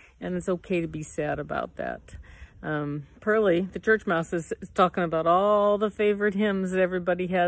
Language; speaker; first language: English; native; English